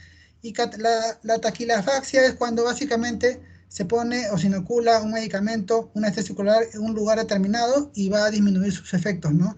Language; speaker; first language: Spanish; native; Spanish